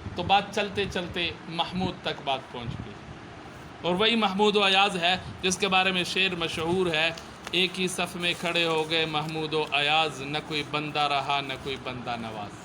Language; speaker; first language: Urdu; non-native, local second language; Punjabi